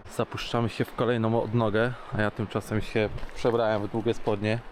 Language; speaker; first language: Polish; native; Polish